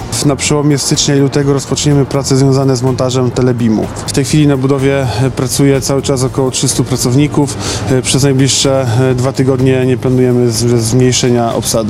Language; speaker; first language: Polish; native; Polish